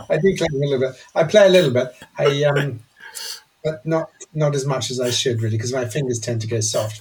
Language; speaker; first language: English; native; English